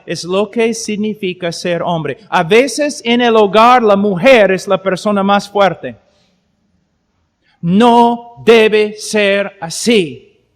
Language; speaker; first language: Spanish; non-native, fluent; English